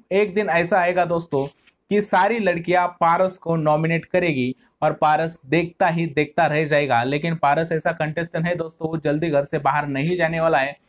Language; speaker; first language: Hindi; non-native, local second language; Marathi